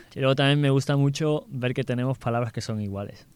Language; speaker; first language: Spanish; native; Spanish